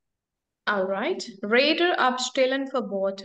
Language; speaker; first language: German; non-native, fluent; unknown